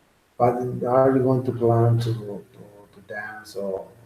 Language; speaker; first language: English; non-native, learner; Spanish